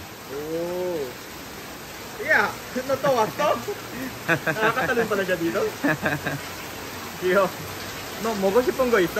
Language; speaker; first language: Korean; non-native, fluent; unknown